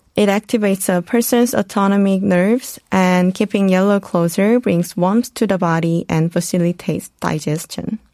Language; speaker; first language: English; non-native, fluent; Korean